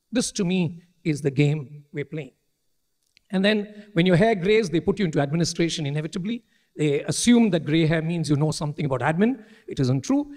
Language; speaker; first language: English; non-native, local second language; Malayalam